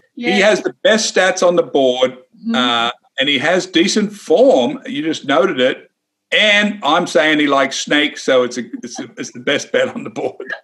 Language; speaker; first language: English; native; English